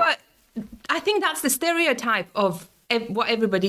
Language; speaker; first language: English; non-native, fluent; Latvian